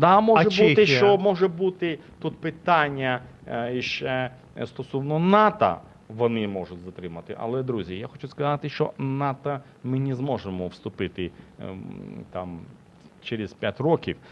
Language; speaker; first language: Ukrainian; non-native, local second language; Russian